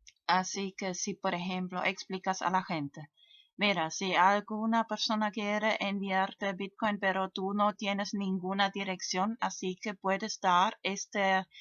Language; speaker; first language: Spanish; non-native, learner; German